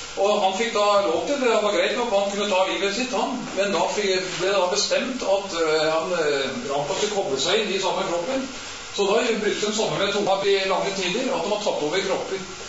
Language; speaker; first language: Norwegian; native; Norwegian